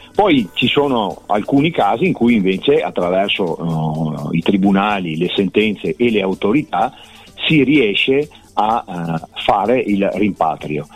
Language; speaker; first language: Italian; native; Italian